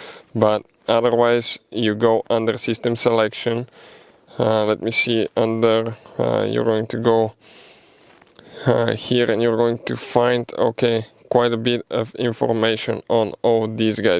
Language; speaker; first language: English; non-native, fluent; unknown